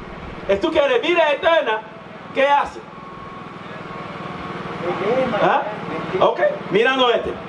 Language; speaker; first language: Spanish; non-native, learner; English